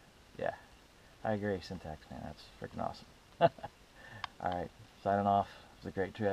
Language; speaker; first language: English; native; English